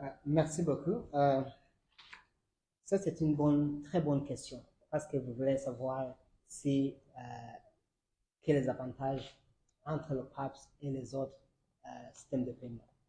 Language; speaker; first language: French; non-native, learner; Arabic